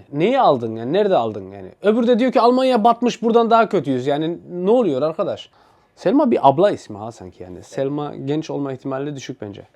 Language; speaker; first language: Turkish; early bilingual, heritage; Turkish